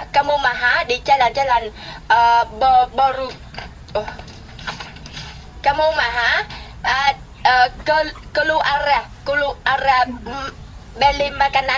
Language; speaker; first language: Indonesian; non-native, learner; Vietnamese